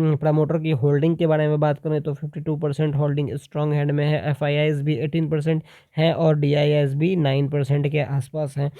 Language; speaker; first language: Hindi; native; Hindi